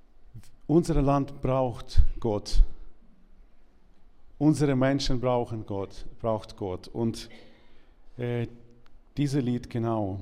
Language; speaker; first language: German; non-native, learner; Ukrainian